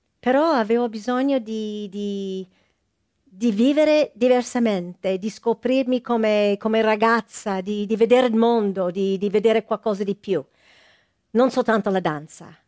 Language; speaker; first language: Italian; non-native, fluent; English